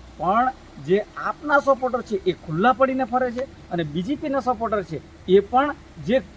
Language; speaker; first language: Gujarati; native; Gujarati